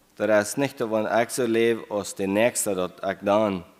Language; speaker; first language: German; non-native, learner; English